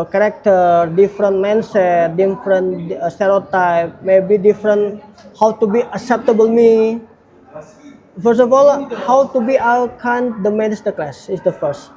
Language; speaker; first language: English; non-native, learner; Indonesian